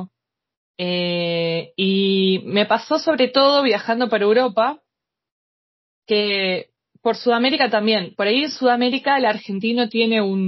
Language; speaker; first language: Spanish; native; Spanish